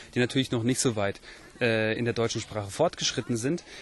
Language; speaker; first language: German; native; German